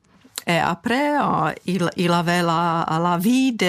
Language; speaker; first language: French; non-native, fluent; Czech